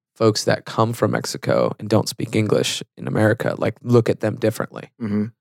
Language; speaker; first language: English; native; English